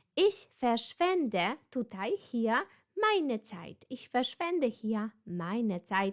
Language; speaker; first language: German; non-native, fluent; Polish